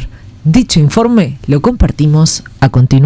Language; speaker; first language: Spanish; native; Spanish